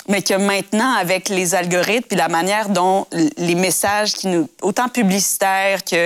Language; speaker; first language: French; native; French